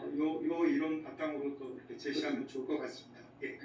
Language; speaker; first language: Korean; native; Korean